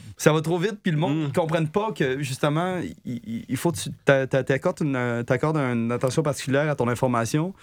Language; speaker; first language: French; native; French